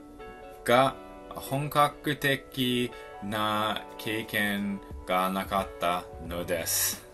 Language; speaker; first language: Japanese; non-native, learner; English